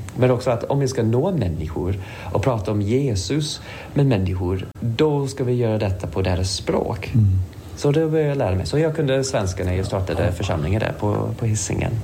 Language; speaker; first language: Swedish; non-native, fluent; English